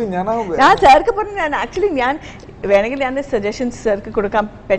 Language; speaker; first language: Malayalam; non-native, learner; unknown